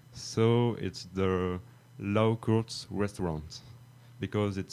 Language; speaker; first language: English; non-native, fluent; French